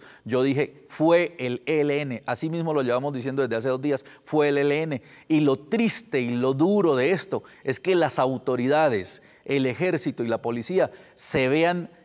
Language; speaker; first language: Spanish; native; Spanish